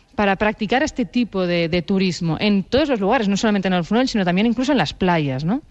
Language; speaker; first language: Spanish; non-native, local second language; Catalan